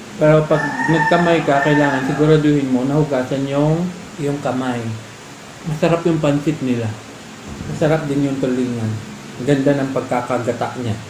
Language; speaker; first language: Filipino; non-native, local second language; Iloko